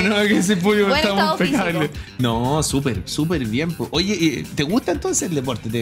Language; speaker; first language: Spanish; native; Spanish